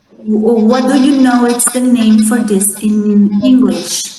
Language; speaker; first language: English; non-native, fluent; Spanish